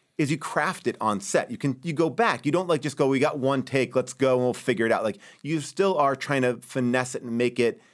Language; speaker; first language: English; native; English